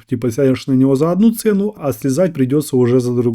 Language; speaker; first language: Russian; native; Russian